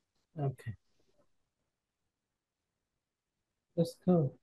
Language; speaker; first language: English; non-native, fluent; Bangla